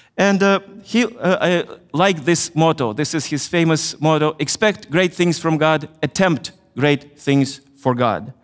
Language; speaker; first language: English; non-native, fluent; Russian